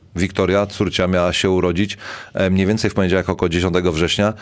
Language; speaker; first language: Polish; native; Polish